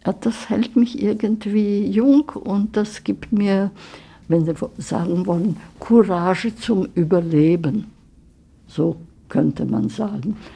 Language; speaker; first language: German; early bilingual, heritage; German